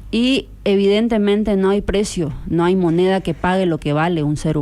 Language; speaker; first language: Spanish; native; Spanish